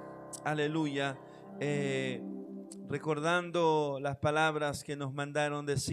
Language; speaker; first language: Spanish; native; Spanish